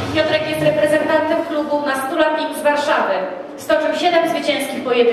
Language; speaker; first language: Polish; native; Polish